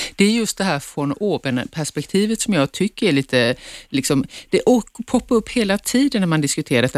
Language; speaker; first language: Swedish; native; Swedish